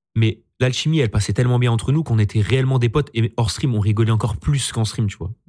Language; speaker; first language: French; native; French